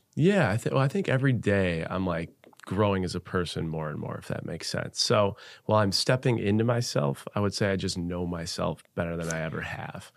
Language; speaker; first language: English; native; English